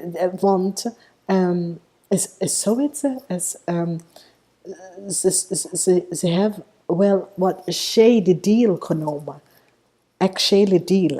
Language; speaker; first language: Dutch; non-native, fluent; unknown